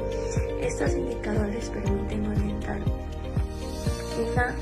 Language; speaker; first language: Spanish; native; Spanish